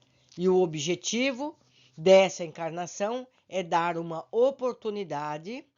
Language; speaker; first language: Portuguese; native; Portuguese